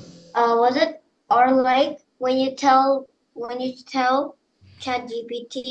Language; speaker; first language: English; non-native, fluent; Indonesian